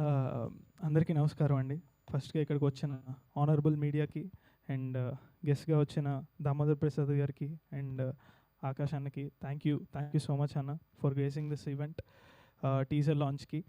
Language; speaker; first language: Telugu; native; Telugu